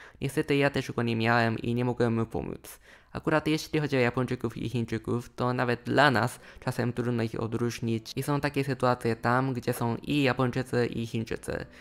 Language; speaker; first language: Polish; non-native, fluent; Japanese